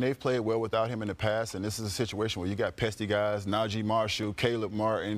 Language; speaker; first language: English; native; English